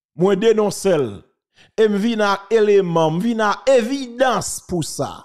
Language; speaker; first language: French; non-native, local second language; Haitian Creole